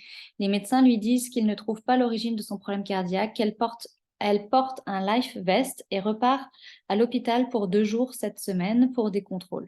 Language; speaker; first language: French; native; French